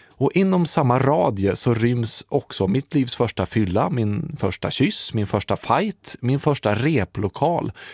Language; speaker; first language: Swedish; native; Swedish